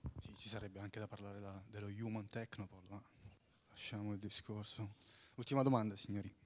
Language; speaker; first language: Italian; native; Italian